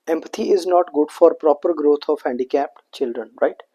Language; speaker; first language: English; non-native, local second language; Punjabi